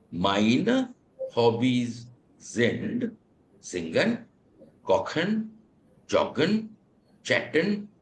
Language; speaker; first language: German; non-native, fluent; Telugu